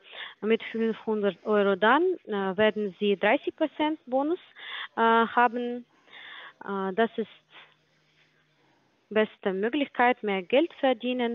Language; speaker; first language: German; non-native, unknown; Polish